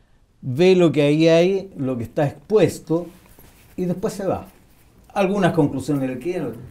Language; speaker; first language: Spanish; native; Spanish